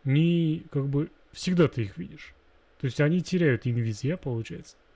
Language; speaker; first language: Russian; non-native, local second language; Kazakh